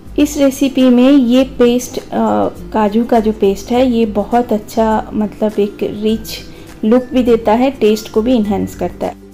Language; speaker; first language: Hindi; non-native, local second language; Bangla